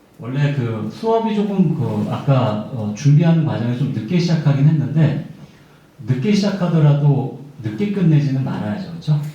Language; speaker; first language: Korean; native; Korean